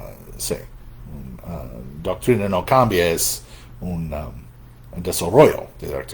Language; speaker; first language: Spanish; non-native, fluent; English